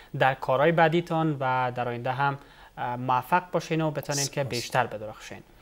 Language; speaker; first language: Persian; native; Persian